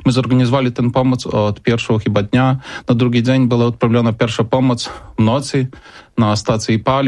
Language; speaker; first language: Polish; non-native, learner; Ukrainian